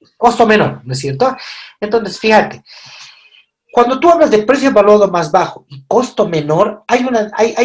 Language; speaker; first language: Spanish; native; Spanish